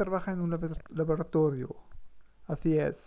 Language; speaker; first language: Spanish; non-native, learner; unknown